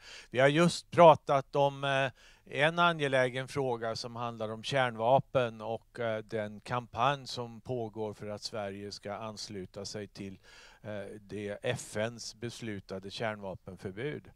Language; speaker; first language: Swedish; native; Swedish